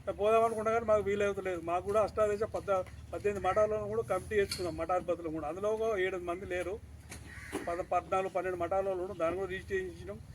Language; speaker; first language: Telugu; native; Telugu